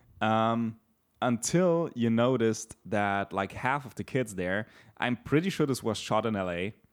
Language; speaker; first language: English; non-native, fluent; German